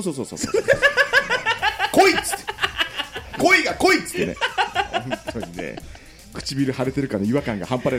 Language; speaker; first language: Japanese; native; Japanese